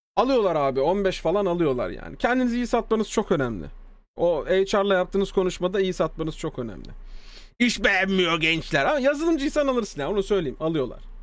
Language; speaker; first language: Turkish; early bilingual, heritage; Turkish